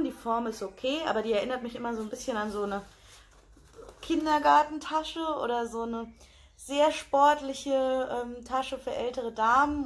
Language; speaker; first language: German; native; German